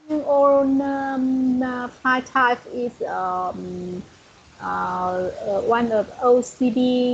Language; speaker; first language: English; non-native, learner; Vietnamese